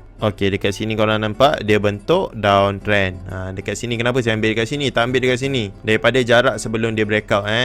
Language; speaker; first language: Malay; native; Malay